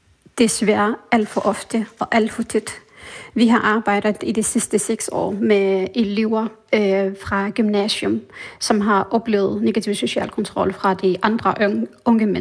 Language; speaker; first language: Danish; non-native, fluent; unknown